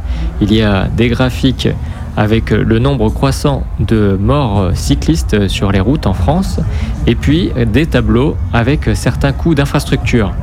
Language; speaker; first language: French; native; French